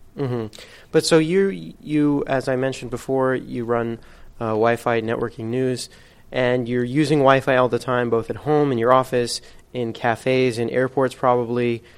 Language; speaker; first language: English; native; English